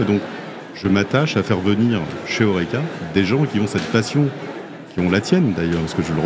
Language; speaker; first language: French; native; French